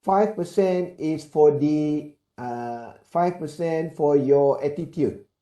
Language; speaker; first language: English; non-native, local second language; Malay